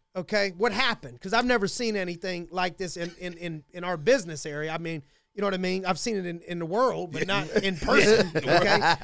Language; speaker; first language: English; native; English